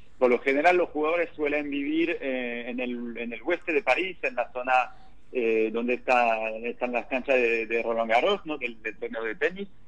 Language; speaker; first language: Spanish; non-native, fluent; French